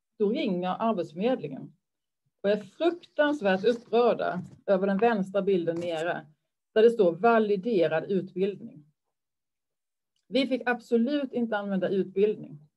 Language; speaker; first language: Swedish; native; Swedish